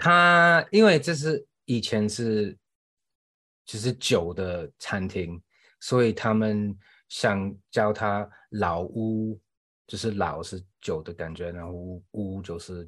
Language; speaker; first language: Chinese; non-native, fluent; English